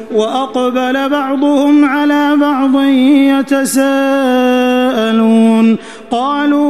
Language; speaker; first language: Arabic; native; Arabic